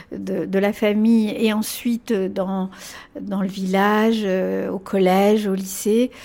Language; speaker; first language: French; early bilingual, other home language; Spanish